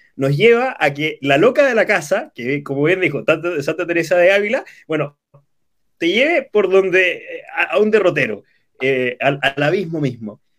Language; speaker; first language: Spanish; native; Spanish